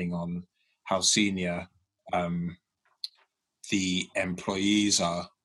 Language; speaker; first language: English; early bilingual, other home language; Yoruba